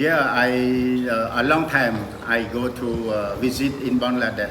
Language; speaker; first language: English; non-native, learner; Khmer